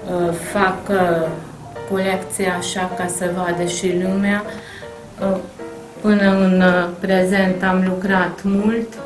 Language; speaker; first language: Romanian; non-native, local second language; Hungarian